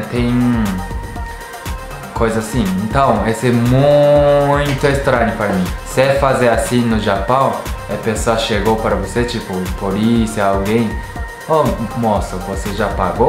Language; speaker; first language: Portuguese; non-native, learner; Japanese